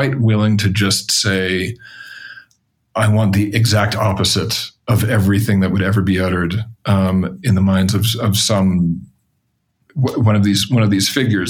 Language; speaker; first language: English; native; English